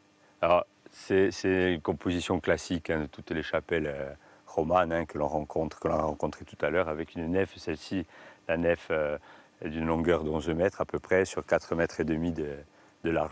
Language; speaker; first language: French; native; French